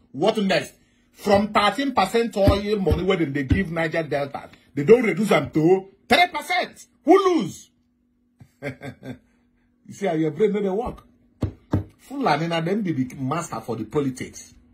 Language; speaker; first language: Nigerian Pidgin; non-native, local second language; Igbo